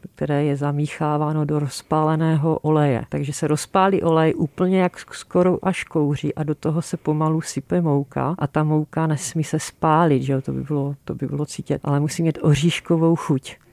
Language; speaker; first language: Czech; native; Czech